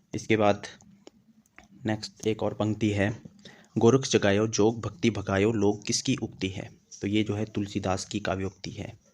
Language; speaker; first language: Hindi; native; Hindi